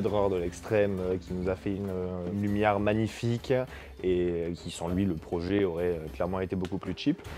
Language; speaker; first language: French; native; French